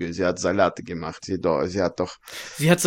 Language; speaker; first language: German; non-native, fluent; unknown